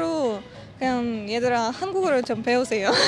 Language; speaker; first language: Korean; non-native, fluent; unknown